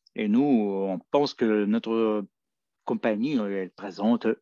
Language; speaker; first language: French; non-native, fluent; Spanish